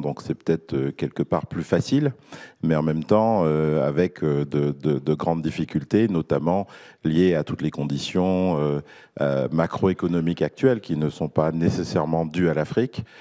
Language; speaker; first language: French; native; French